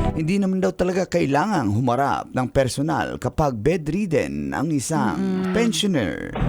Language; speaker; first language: Filipino; non-native, local second language; Cebuano